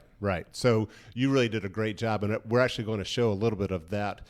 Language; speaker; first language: English; native; English